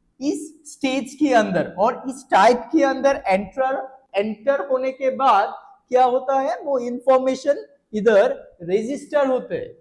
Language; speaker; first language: Hindi; non-native, local second language; Bangla